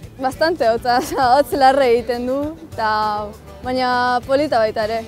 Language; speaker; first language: Basque; non-native, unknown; Arabic